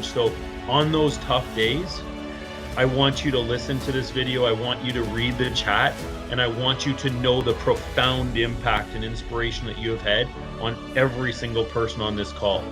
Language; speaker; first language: English; native; English